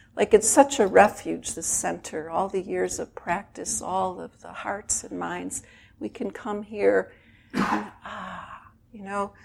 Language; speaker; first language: English; native; English